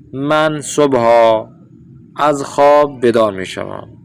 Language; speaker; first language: Persian; non-native, fluent; Urdu